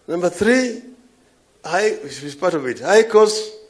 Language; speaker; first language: English; non-native, local second language; Luo (Kenya and Tanzania)